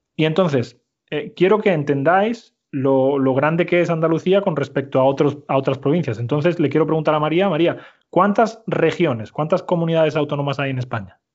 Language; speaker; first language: Spanish; native; Spanish